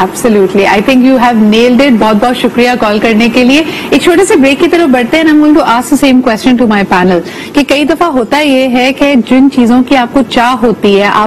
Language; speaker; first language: Urdu; native; Urdu